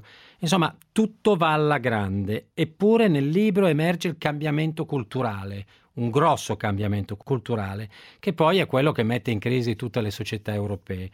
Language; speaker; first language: Italian; native; Italian